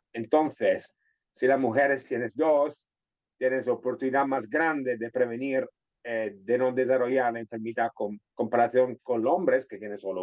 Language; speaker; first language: Spanish; non-native, fluent; Italian